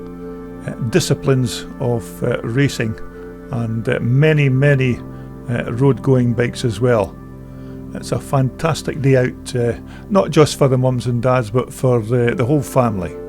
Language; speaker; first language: English; native; English